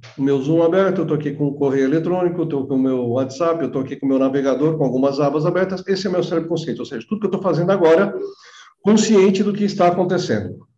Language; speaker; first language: Portuguese; native; Portuguese